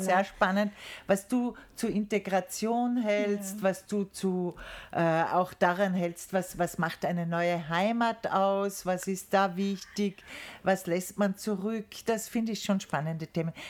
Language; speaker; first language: German; native; German